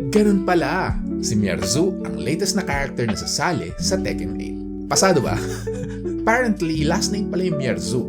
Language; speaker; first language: Filipino; native; Filipino